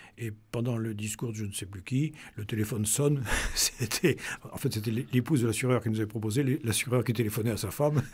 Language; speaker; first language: French; native; French